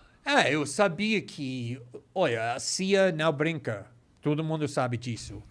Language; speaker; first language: Portuguese; non-native, fluent; English